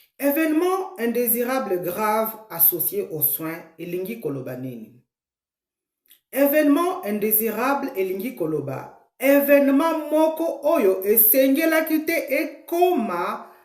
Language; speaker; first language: Lingala; native; Lingala